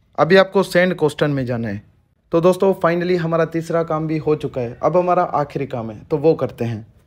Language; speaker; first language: Urdu; non-native, local second language; Sindhi